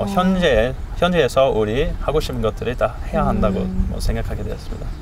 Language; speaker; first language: Korean; non-native, fluent; English